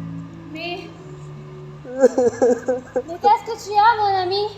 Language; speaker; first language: French; non-native, learner; Arabic